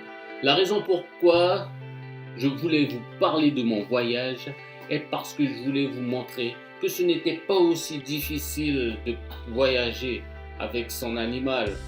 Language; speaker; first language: French; non-native, fluent; Japanese